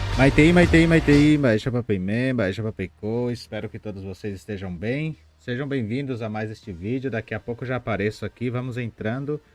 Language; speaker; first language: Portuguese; non-native, fluent; Guarani